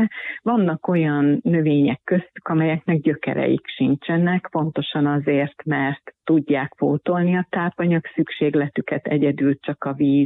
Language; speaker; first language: Hungarian; native; Hungarian